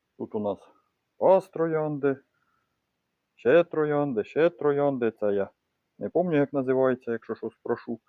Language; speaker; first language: Ukrainian; native; Ukrainian